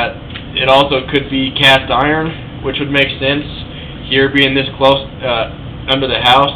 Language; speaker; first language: English; native; English